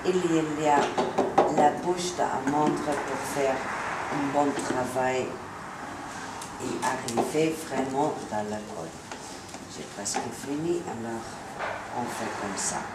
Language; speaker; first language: French; non-native, learner; Italian